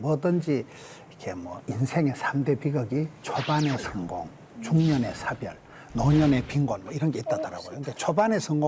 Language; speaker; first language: Korean; native; Korean